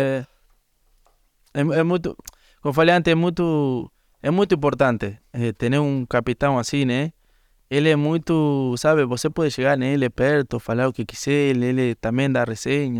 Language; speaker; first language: Portuguese; non-native, learner; Spanish